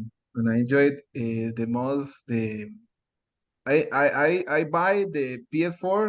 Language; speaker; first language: English; non-native, learner; Spanish